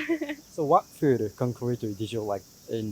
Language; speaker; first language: English; non-native, fluent; Japanese